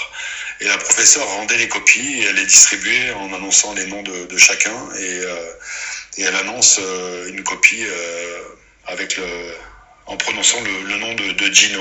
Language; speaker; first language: French; native; French